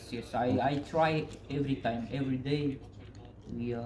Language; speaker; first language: English; non-native, learner; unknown